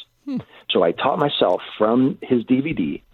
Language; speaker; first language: English; native; English